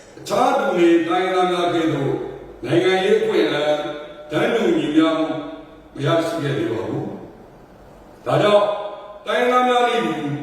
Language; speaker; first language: Burmese; non-native, local second language; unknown